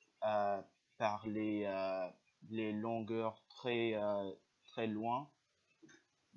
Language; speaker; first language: French; non-native, learner; English